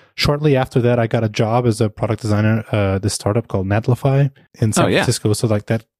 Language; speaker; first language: English; non-native, fluent; Portuguese